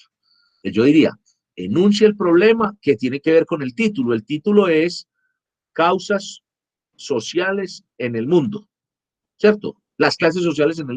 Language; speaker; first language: Spanish; native; Spanish